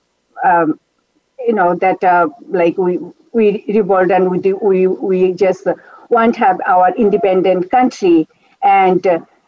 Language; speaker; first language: English; non-native, local second language; Bangla